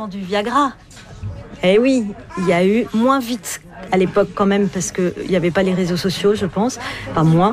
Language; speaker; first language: French; native; French